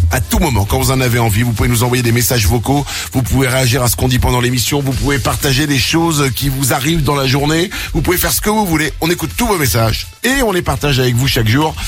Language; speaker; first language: French; native; French